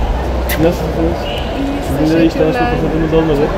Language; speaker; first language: Turkish; native; Turkish